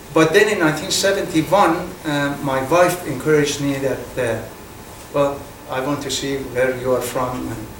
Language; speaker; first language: English; non-native, fluent; Persian